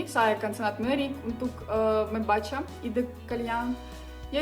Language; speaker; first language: Indonesian; non-native, learner; Ukrainian